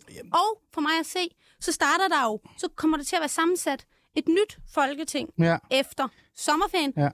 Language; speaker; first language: Danish; native; Danish